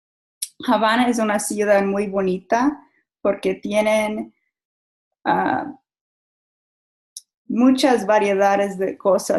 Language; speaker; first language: Spanish; non-native, learner; English